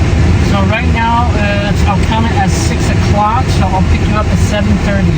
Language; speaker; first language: English; early bilingual, other home language; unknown